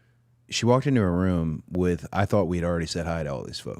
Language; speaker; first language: English; native; English